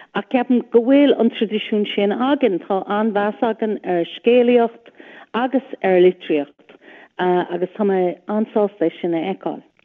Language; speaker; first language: Irish; non-native, local second language; English